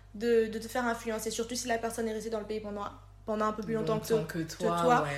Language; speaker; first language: French; non-native, local second language; Lingala